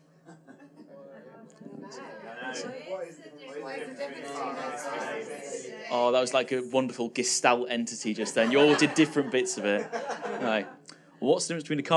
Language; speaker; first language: English; native; English